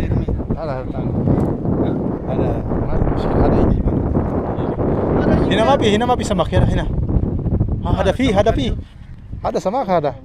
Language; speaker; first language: Arabic; non-native, learner; Filipino